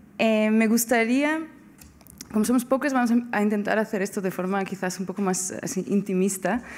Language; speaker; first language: Spanish; non-native, fluent; Portuguese